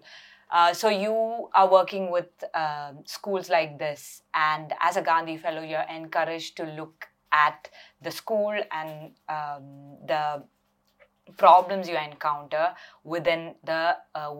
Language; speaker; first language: English; non-native, local second language; Malayalam